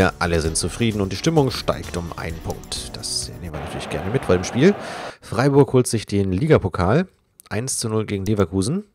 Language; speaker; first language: German; native; German